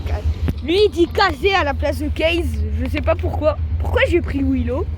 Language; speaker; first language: French; native; French